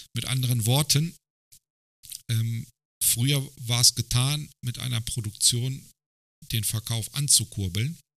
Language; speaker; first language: German; early bilingual, other home language; Turkish